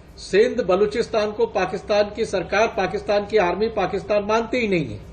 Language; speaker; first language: Hindi; native; Hindi